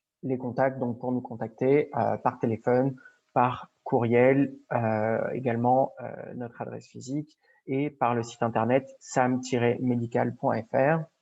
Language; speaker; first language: French; native; French